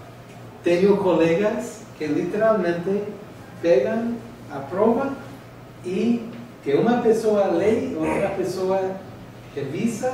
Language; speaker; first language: Portuguese; non-native, fluent; English